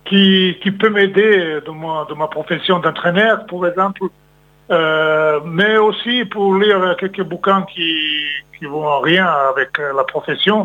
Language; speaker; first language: French; non-native, fluent; Serbian